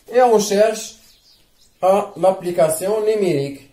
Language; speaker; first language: French; non-native, local second language; Arabic